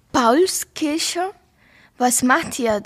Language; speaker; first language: German; non-native, learner; Ukrainian